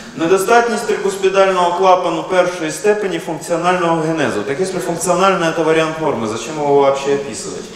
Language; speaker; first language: Ukrainian; non-native, local second language; Russian